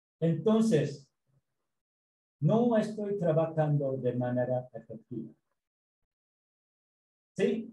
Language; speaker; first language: Spanish; non-native, learner; Korean